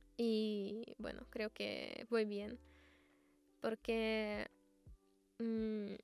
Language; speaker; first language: Spanish; non-native, fluent; Russian